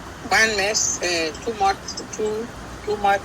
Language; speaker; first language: English; non-native, learner; Spanish